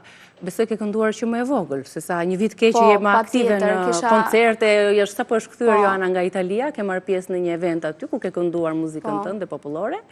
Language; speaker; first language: Albanian; native; Albanian